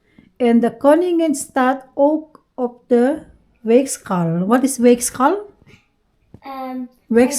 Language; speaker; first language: Dutch; non-native, learner; Iloko